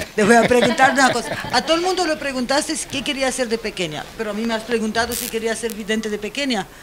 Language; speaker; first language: Spanish; non-native, fluent; Romanian